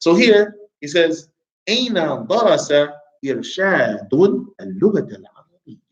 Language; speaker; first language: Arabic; non-native, fluent; English